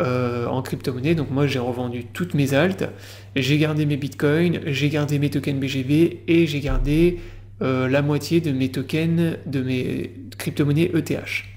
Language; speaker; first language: French; native; French